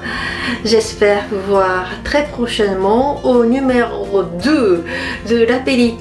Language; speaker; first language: French; non-native, fluent; Japanese